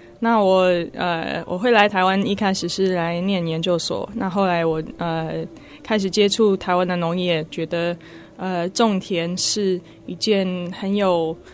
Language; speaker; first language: Chinese; non-native, fluent; English